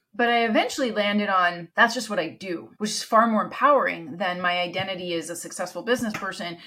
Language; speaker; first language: English; non-native, fluent; Italian